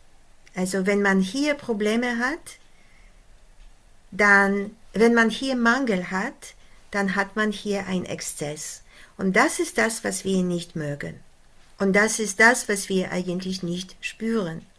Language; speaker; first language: German; non-native, fluent; Polish